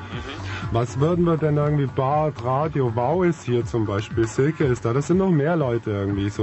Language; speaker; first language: German; native; German